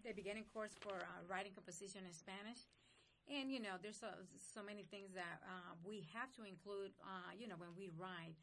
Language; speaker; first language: English; non-native, fluent; Spanish